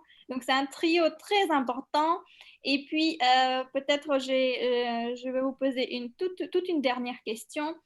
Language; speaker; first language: French; non-native, fluent; Macedonian